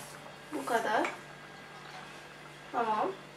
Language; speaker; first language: Turkish; non-native, learner; Arabic